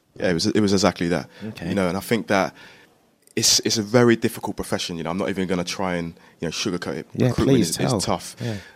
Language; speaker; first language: English; native; English